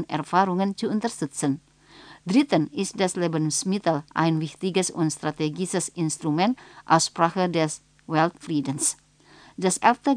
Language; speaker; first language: German; non-native, fluent; Indonesian